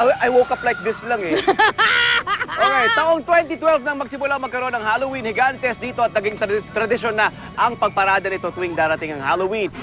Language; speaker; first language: Filipino; non-native, local second language; Pampanga